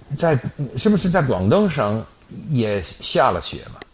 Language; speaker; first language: Chinese; non-native, fluent; English